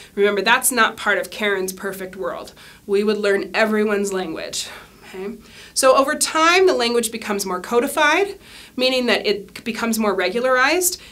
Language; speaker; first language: English; native; English